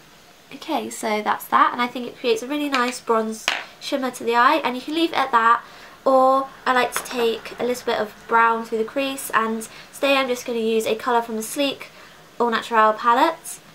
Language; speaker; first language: English; native; English